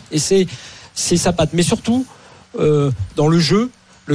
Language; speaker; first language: French; native; French